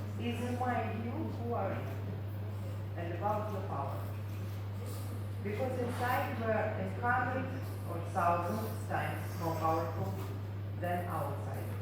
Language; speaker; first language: English; non-native, learner; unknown